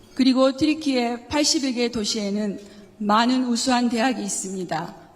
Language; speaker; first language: Korean; native; Korean